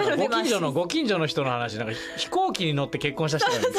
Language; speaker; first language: Japanese; native; Japanese